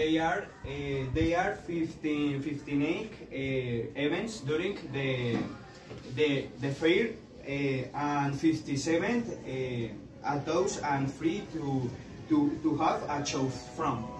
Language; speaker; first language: English; non-native, learner; Spanish